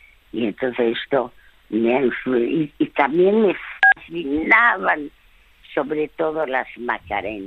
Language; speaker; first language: Spanish; early bilingual, other home language; French